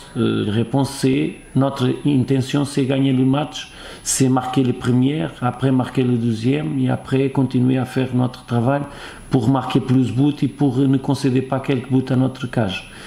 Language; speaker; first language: French; non-native, fluent; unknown